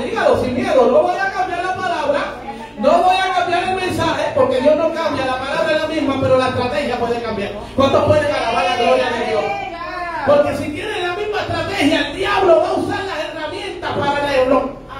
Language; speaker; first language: Spanish; native; Spanish